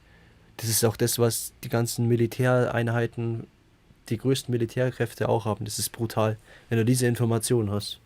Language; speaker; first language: German; native; German